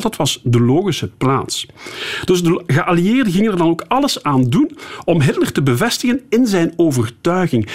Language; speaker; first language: Dutch; native; Dutch